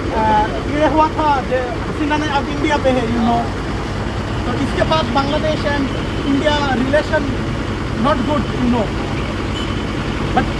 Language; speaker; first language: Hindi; non-native, learner; Bangla